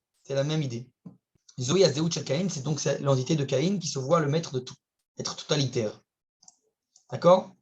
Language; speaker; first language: French; native; French